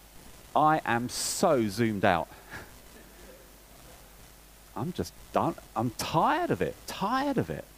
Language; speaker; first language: English; native; English